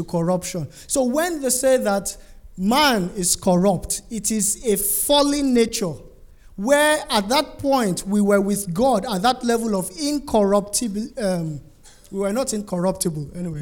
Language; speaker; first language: English; non-native, local second language; Yoruba